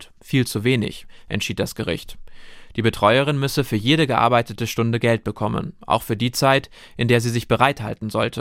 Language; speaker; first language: German; native; German